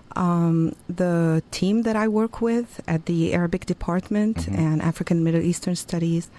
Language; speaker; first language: English; non-native, fluent; Arabic